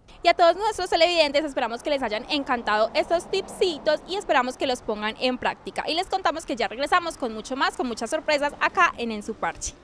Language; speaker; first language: Spanish; native; Spanish